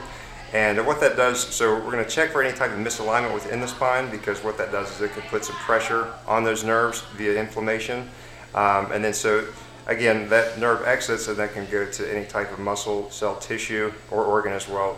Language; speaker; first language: English; native; English